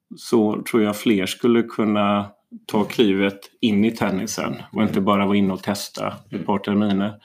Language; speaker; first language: Swedish; native; Swedish